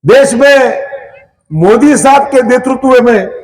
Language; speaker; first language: Hindi; non-native, local second language; Marathi